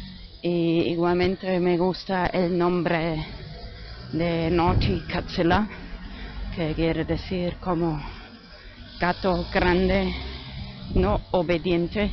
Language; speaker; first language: Spanish; non-native, fluent; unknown